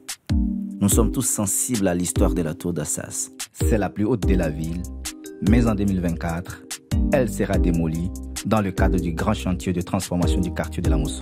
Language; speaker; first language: French; native; French